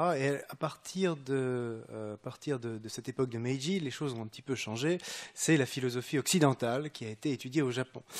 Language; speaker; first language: French; native; French